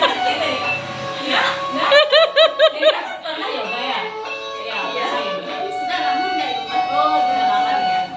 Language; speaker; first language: Indonesian; non-native, local second language; Balinese